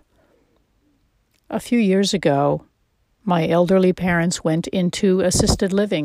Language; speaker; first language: English; native; English